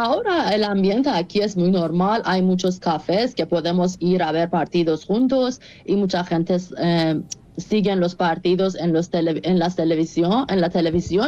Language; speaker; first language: Spanish; non-native, fluent; Persian